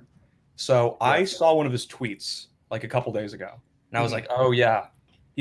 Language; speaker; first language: English; native; English